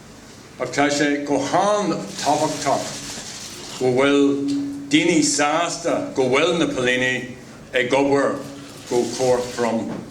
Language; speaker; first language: Irish; non-native, local second language; English